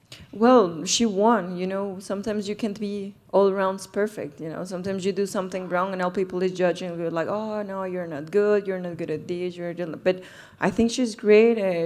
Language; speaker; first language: English; non-native, fluent; Spanish